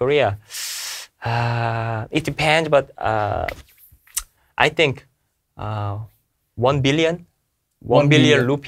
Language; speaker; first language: English; non-native, learner; Korean